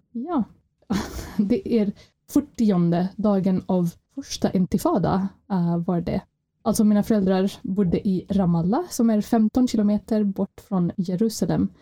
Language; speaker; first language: Swedish; non-native, fluent; Arabic